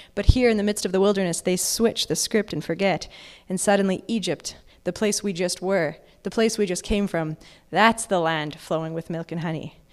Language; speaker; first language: English; native; English